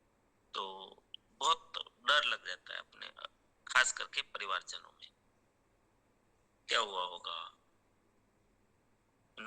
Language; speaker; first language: Hindi; native; Hindi